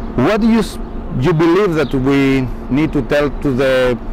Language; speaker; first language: English; non-native, learner; Greek